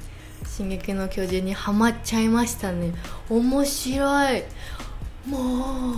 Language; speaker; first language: Japanese; non-native, fluent; English